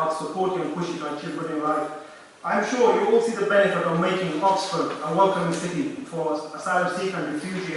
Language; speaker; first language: English; early bilingual, other home language; Persian